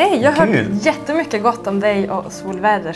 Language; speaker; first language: Swedish; native; Swedish